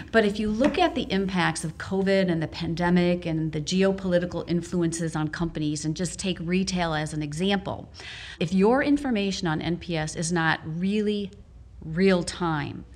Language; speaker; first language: English; native; English